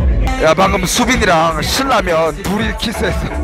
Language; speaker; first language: Korean; native; Korean